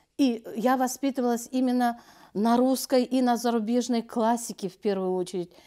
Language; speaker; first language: Russian; non-native, local second language; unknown